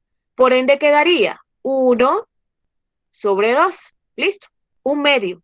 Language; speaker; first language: Spanish; native; Spanish